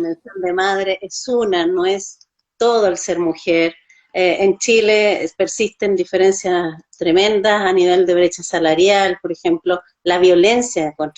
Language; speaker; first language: Spanish; native; Spanish